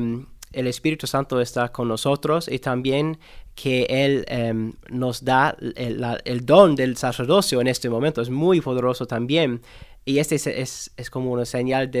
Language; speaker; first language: Spanish; non-native, learner; English